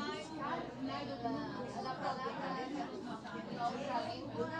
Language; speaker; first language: Spanish; non-native, fluent; Macedonian